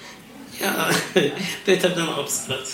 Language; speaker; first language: Dutch; non-native, learner; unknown